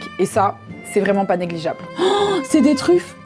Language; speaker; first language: French; native; French